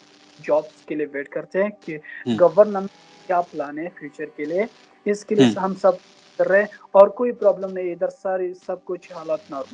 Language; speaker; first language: Hindi; non-native, learner; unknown